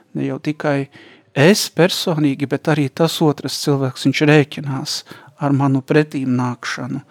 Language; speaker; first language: Latvian; native; Latvian